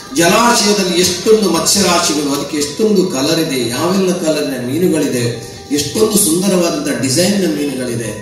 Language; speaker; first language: Kannada; non-native, local second language; Tulu